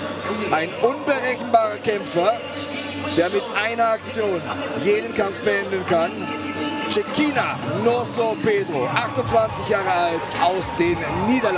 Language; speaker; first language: German; native; German